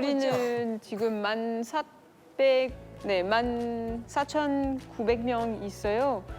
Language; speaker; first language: Korean; non-native, learner; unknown